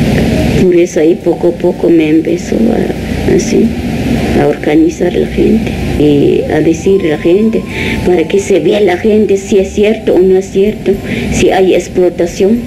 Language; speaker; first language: Spanish; non-native, local second language; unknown